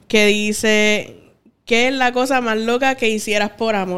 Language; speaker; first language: Spanish; native; Spanish